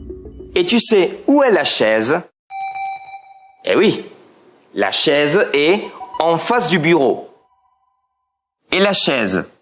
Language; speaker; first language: French; non-native, fluent; Spanish